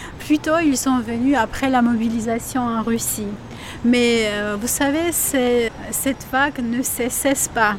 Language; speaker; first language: French; non-native, learner; Georgian